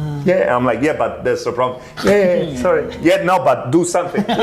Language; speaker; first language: English; non-native, fluent; Italian